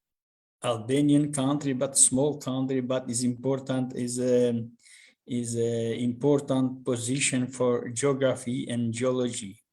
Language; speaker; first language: English; non-native, learner; Albanian